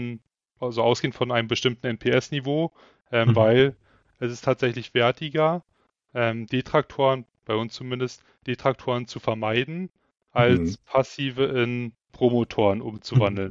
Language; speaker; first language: German; native; German